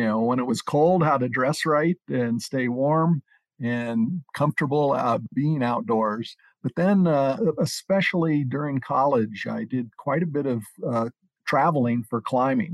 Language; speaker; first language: English; native; English